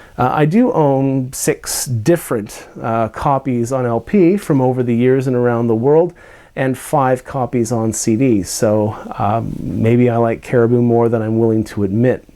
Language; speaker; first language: English; native; English